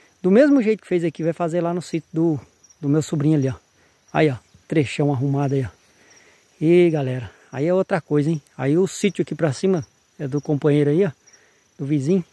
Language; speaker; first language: Portuguese; native; Portuguese